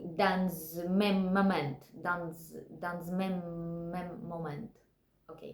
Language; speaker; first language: French; non-native, learner; Russian